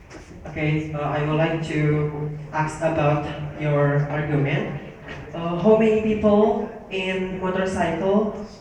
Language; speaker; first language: English; non-native, learner; Indonesian